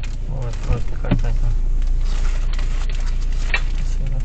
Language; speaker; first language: Russian; non-native, local second language; Kyrgyz